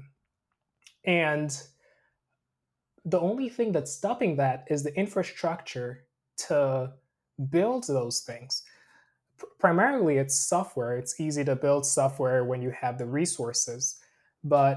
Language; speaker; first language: English; non-native, local second language; Krio